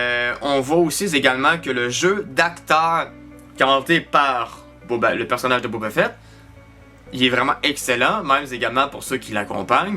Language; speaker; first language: French; native; French